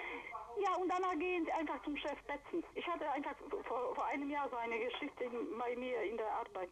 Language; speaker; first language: German; non-native, fluent; Polish